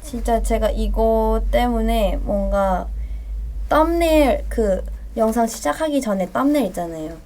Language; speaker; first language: Korean; non-native, fluent; Thai